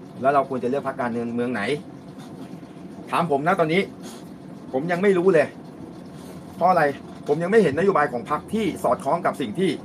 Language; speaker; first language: Thai; native; Thai